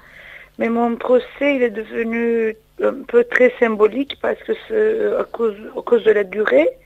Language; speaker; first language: French; non-native, fluent; Turkish